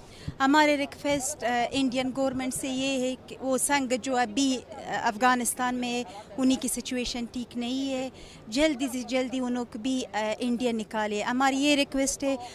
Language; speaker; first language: Hindi; non-native, fluent; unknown